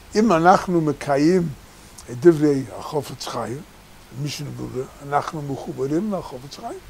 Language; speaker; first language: Hebrew; non-native, fluent; English